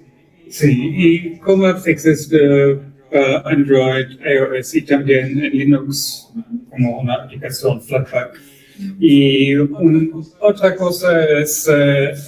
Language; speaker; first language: Spanish; non-native, learner; German